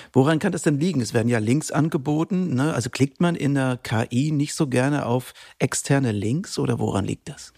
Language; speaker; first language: German; native; German